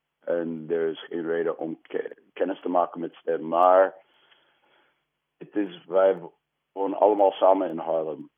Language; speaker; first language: Dutch; non-native, fluent; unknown